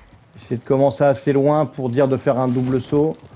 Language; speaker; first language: French; native; French